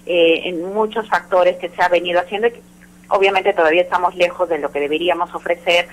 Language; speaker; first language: Spanish; native; Spanish